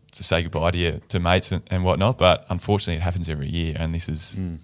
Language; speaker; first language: English; native; English